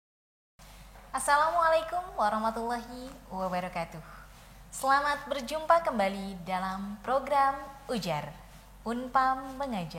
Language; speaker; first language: Indonesian; native; Indonesian